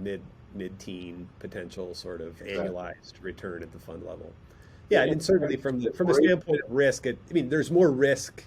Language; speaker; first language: English; native; English